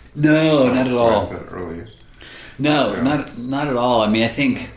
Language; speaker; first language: English; early bilingual, other home language; Swiss German